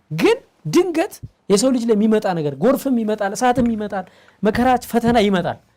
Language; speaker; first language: Amharic; native; Amharic